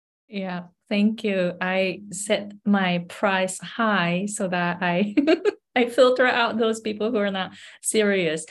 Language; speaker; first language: English; non-native, fluent; Japanese